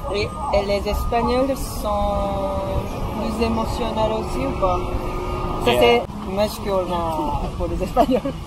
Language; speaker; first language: French; non-native, fluent; Japanese